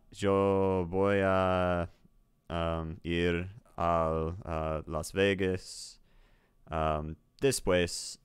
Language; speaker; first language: Spanish; non-native, learner; English